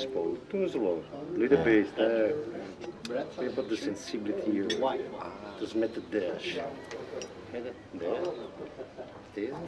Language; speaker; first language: English; non-native, learner; Italian